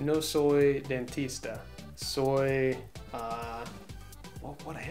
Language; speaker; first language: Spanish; non-native, learner; English